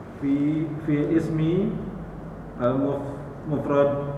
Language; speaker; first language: Arabic; non-native, learner; Indonesian